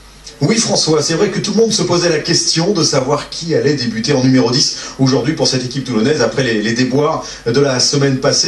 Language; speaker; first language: French; native; French